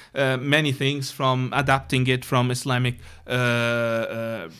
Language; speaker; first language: English; non-native, fluent; Arabic